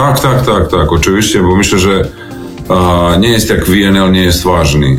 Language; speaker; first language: Polish; non-native, fluent; Serbian